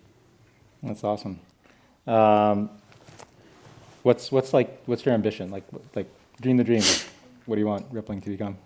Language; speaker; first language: English; native; English